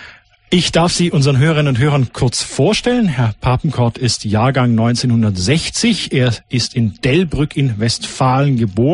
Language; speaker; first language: German; native; German